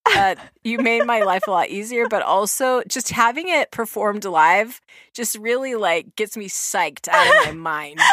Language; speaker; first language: English; native; English